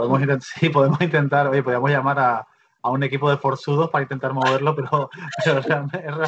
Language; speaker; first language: Spanish; native; Spanish